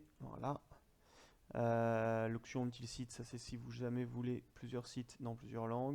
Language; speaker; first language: French; native; French